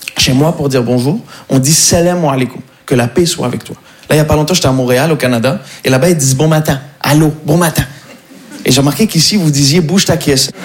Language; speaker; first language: French; native; French